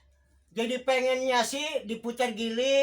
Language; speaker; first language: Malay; non-native, local second language; Javanese